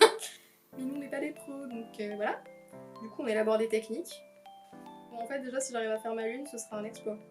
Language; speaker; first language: French; native; French